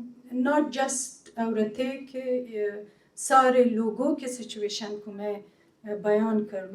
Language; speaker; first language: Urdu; non-native, fluent; Persian